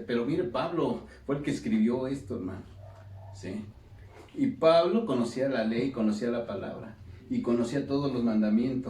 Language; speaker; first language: Spanish; native; Spanish